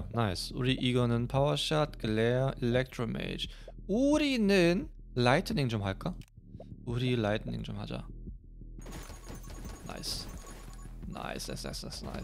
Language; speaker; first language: Korean; non-native, fluent; German